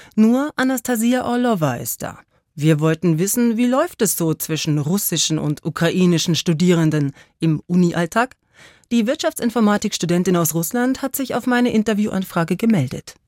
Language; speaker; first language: German; native; German